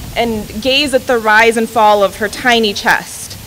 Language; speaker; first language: English; native; English